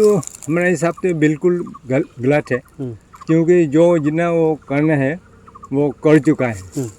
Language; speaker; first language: Hindi; non-native, local second language; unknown